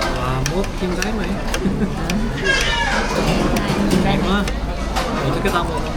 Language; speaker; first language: Thai; non-native, learner; Korean